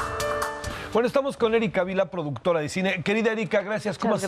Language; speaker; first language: Spanish; native; Spanish